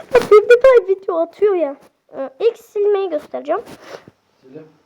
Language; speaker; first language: Turkish; native; Turkish